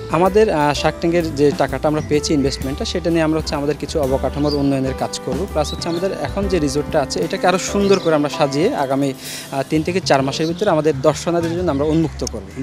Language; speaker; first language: Bangla; non-native, local second language; Chakma